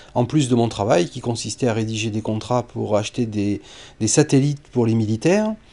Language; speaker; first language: French; native; French